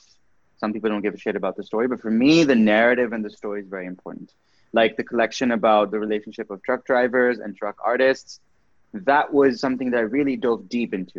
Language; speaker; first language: English; non-native, local second language; Urdu